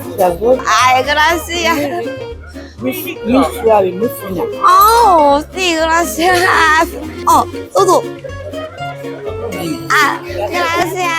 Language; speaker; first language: Spanish; non-native, learner; Korean